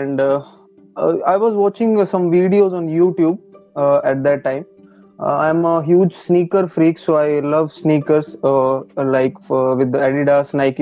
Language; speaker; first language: English; non-native, local second language; Hindi